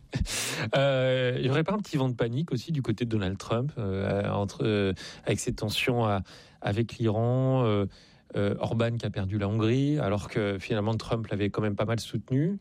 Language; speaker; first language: French; native; French